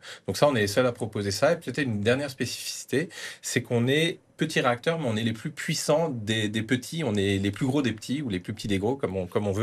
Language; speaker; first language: French; native; French